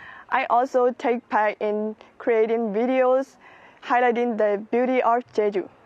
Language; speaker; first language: English; non-native, fluent; Burmese